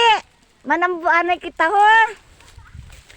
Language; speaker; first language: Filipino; non-native, local second language; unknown